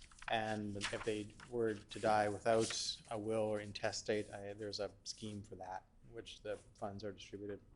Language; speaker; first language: English; native; English